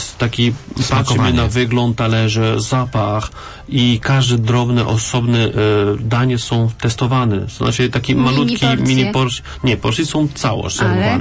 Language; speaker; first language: Polish; non-native, learner; French